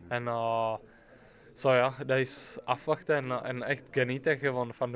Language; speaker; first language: Dutch; non-native, fluent; Czech